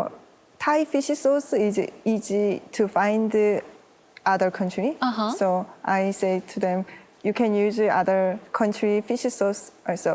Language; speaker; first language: English; non-native, learner; Korean